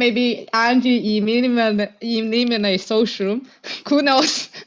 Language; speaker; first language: English; non-native, fluent; Chinese